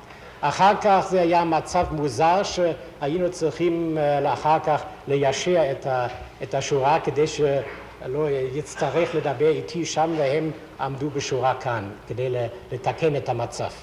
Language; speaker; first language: Hebrew; non-native, fluent; German